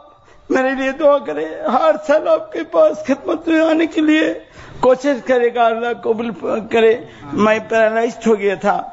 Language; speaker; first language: Hindi; non-native, learner; Bangla